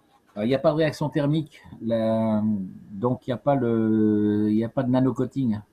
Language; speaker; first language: French; native; French